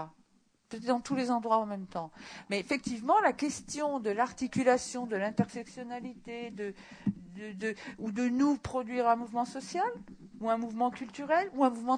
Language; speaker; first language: French; native; French